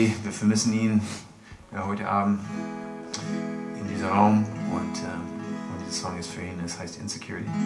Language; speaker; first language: German; non-native, fluent; English